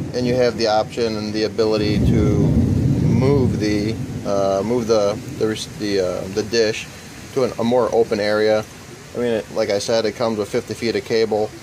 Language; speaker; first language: English; native; English